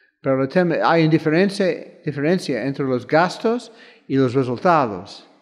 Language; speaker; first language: Spanish; non-native, fluent; English